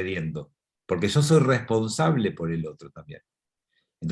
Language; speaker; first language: Spanish; native; Spanish